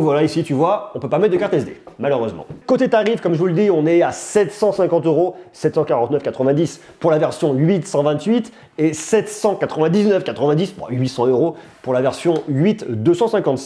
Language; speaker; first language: French; native; French